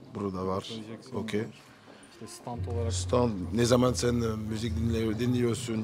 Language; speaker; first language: Turkish; non-native, learner; French